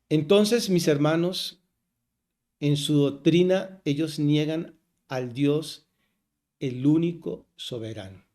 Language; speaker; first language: Spanish; native; Spanish